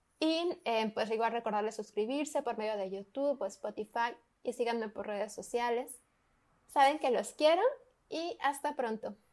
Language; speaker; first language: Spanish; native; Spanish